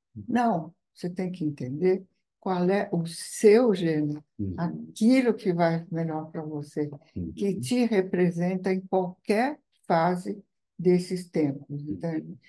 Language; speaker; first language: Portuguese; non-native, fluent; Italian